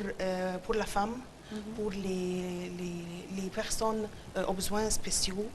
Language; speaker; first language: French; non-native, fluent; Arabic